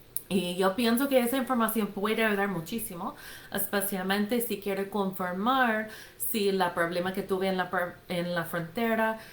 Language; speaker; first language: Spanish; non-native, fluent; English